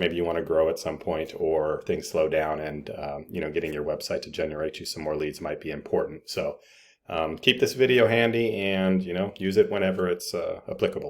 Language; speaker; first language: English; native; English